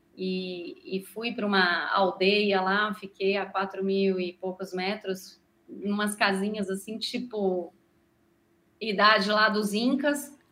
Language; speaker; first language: Portuguese; native; Portuguese